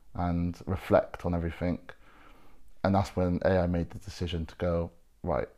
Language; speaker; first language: English; native; English